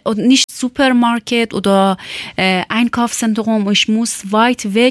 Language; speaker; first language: German; non-native, learner; Persian